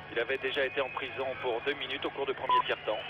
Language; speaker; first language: French; native; French